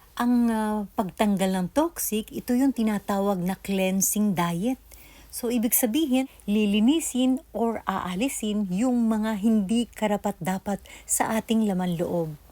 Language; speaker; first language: Filipino; native; Filipino